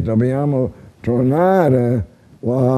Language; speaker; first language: Italian; non-native, learner; English